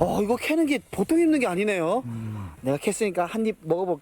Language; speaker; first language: Korean; native; Korean